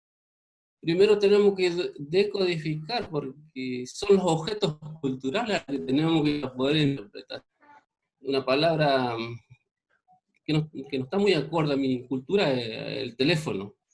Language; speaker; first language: Spanish; non-native, local second language; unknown